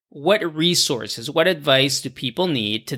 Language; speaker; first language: English; native; English